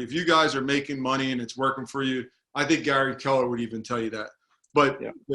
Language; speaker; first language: English; native; English